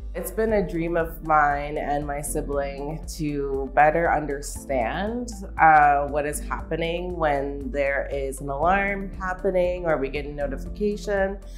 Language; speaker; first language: English; native; English